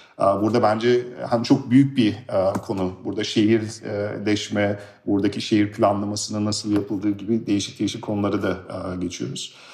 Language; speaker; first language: Turkish; early bilingual, heritage; Turkish